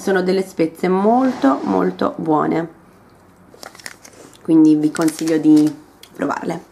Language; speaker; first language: Italian; native; Italian